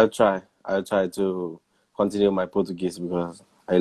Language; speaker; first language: English; non-native, learner; Thai